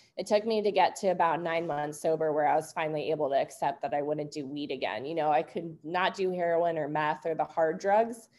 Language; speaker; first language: English; native; English